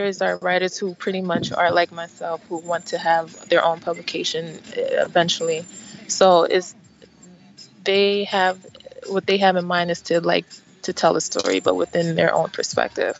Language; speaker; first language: English; native; English